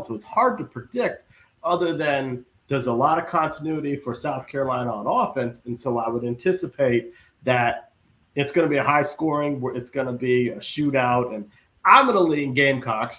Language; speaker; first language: English; native; English